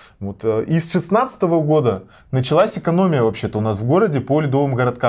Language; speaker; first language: Russian; native; Russian